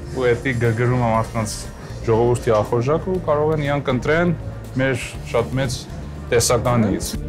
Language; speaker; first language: Armenian; early bilingual, heritage; Armenian